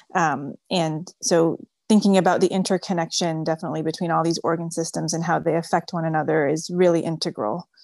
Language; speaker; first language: English; early bilingual, other home language; French